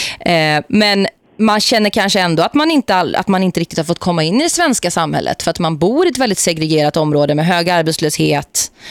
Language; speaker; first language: Swedish; native; Swedish